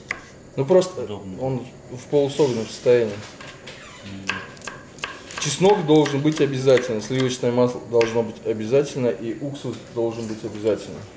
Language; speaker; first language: Russian; native; Russian